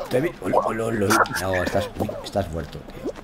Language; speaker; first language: Spanish; native; Spanish